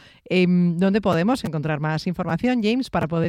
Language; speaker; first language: Spanish; native; Spanish